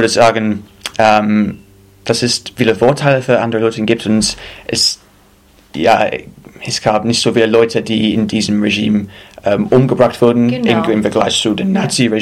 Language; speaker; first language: German; non-native, fluent; English